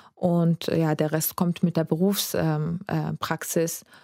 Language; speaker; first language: German; non-native, fluent; Azerbaijani